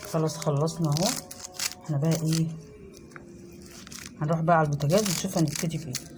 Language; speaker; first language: Arabic; native; Arabic